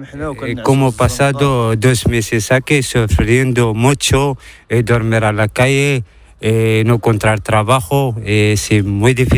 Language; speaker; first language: Spanish; non-native, learner; Arabic